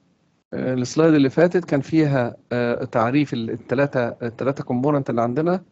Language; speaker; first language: Arabic; native; Arabic